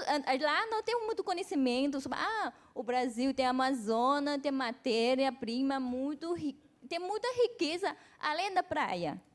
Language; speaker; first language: Portuguese; non-native, fluent; Chinese